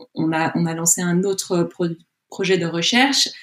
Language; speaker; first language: French; native; French